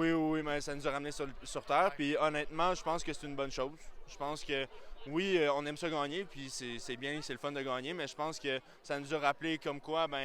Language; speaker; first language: French; native; French